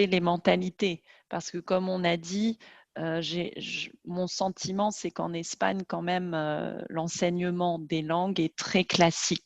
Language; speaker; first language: French; native; French